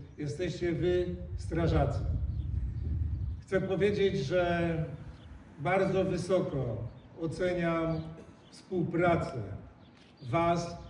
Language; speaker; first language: Polish; native; Polish